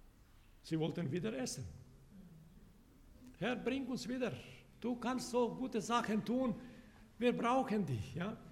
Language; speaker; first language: German; non-native, fluent; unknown